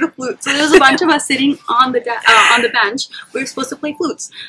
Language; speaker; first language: English; early bilingual, other home language; Punjabi